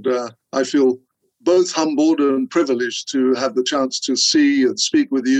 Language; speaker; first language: English; non-native, local second language; Akan